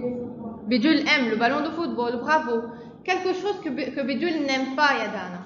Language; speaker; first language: French; non-native, fluent; Arabic